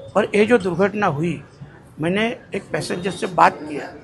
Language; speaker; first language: Hindi; non-native, local second language; Marathi